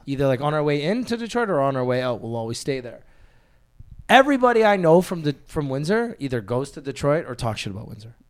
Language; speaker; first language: English; native; English